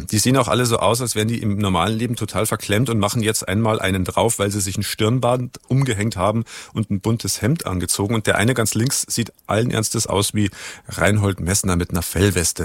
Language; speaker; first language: German; native; German